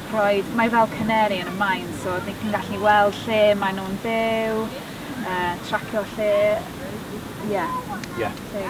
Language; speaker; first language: Welsh; non-native, local second language; English